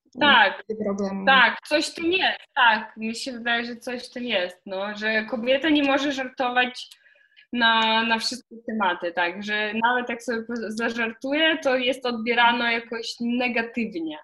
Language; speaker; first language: Polish; non-native, fluent; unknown